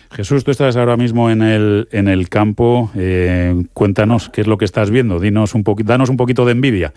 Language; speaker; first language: Spanish; native; Spanish